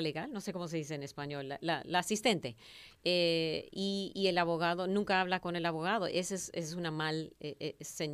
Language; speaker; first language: Spanish; native; Spanish